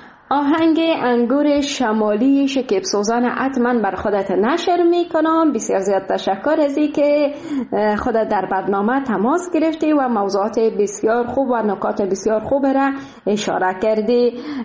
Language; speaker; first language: Persian; native; Persian